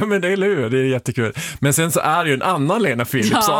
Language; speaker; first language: Swedish; native; Swedish